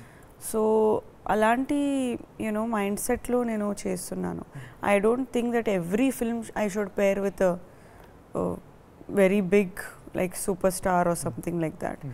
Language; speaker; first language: Telugu; non-native, fluent; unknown